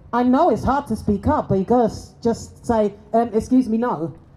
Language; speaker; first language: English; native; English